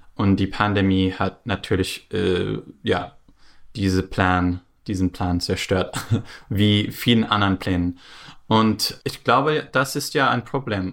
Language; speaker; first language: German; non-native, fluent; English